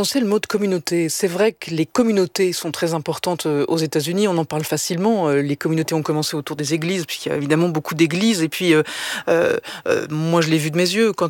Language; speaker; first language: French; native; French